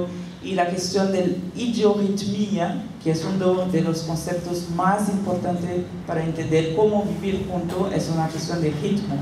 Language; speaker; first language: Spanish; non-native, fluent; Portuguese